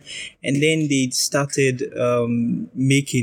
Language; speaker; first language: English; non-native, local second language; Krio